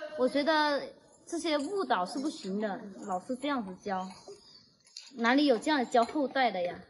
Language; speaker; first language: Chinese; non-native, fluent; Vietnamese